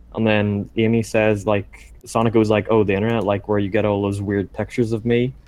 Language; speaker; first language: English; native; English